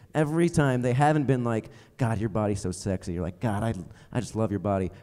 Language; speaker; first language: English; native; English